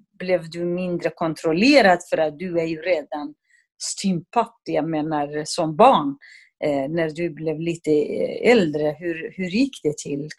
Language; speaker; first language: Swedish; non-native, fluent; Kurdish